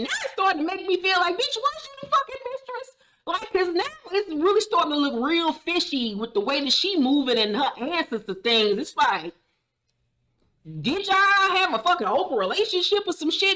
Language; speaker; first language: English; native; English